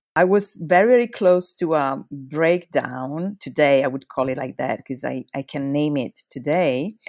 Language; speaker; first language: English; non-native, fluent; Italian